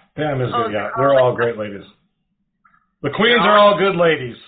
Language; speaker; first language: English; native; English